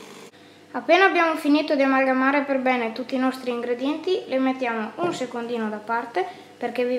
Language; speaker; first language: Italian; native; Italian